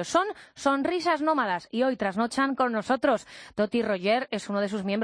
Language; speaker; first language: Spanish; native; Spanish